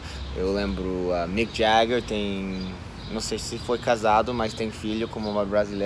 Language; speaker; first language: Portuguese; non-native, fluent; English